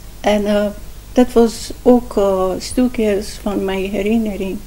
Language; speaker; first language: Dutch; non-native, learner; Persian